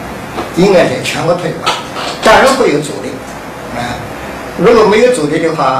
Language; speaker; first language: Chinese; native; Chinese